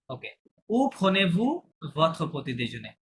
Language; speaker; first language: French; non-native, fluent; Bangla